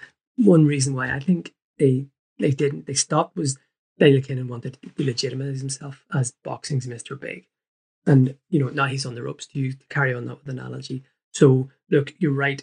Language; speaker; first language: English; native; English